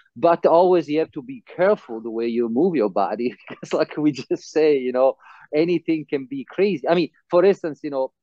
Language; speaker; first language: English; non-native, fluent; Italian